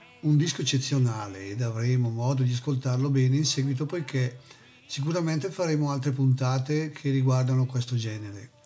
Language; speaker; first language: Italian; native; Italian